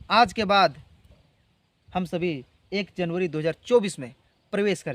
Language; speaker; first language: Hindi; native; Hindi